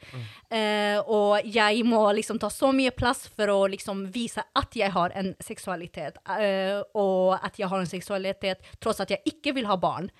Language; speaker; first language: Norwegian; non-native, fluent; Swedish